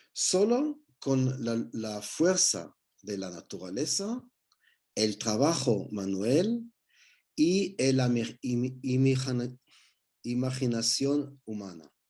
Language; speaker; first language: Spanish; non-native, learner; Hebrew